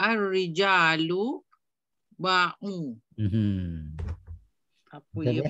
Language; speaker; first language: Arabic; non-native, learner; Malay